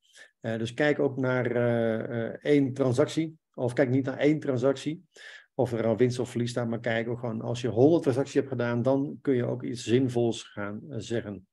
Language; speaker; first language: Dutch; native; Dutch